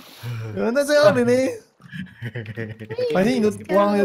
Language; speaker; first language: Chinese; native; Chinese